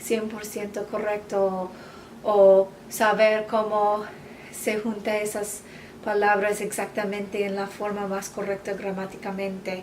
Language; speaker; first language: Spanish; non-native, fluent; English